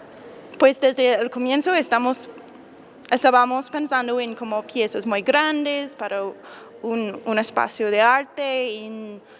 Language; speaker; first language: Spanish; non-native, fluent; English